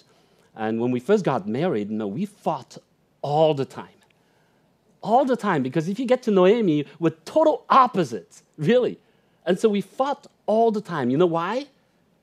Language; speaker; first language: English; non-native, fluent; French